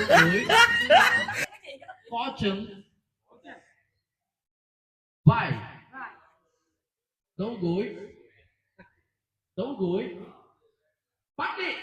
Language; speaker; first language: Vietnamese; non-native, learner; Kannada